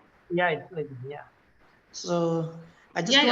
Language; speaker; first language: English; non-native, local second language; Malayalam